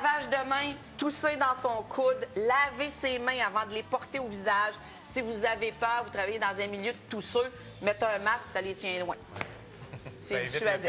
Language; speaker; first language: French; native; French